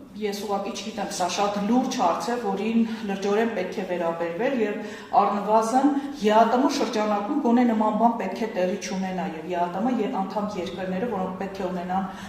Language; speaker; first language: Armenian; native; Armenian